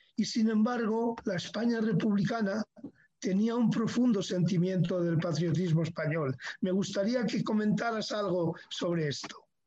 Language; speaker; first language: Spanish; native; Spanish